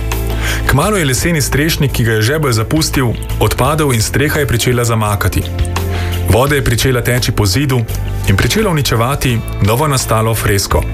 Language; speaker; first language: Slovenian; native; Slovenian